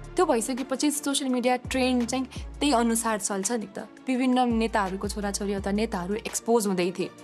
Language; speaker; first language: Nepali; native; Nepali